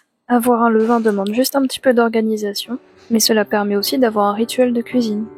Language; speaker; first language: French; native; French